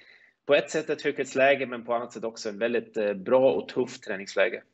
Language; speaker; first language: Swedish; non-native, fluent; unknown